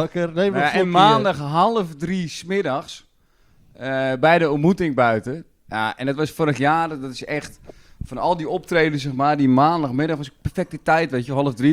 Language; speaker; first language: Dutch; native; Dutch